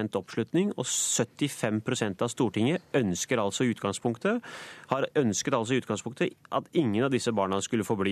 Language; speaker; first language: Norwegian; native; Norwegian